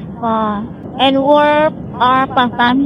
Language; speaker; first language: English; non-native, learner; Vietnamese